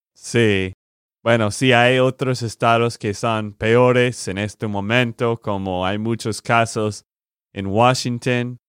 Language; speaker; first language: Spanish; non-native, learner; English